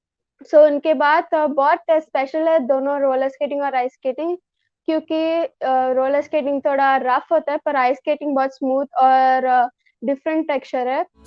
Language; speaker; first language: Hindi; non-native, local second language; Telugu